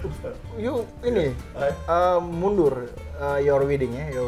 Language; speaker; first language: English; non-native, learner; Indonesian